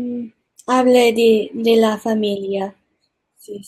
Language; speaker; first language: Spanish; early bilingual, heritage; English